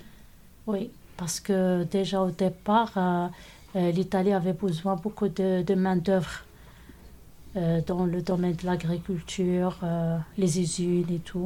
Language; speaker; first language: French; non-native, local second language; Arabic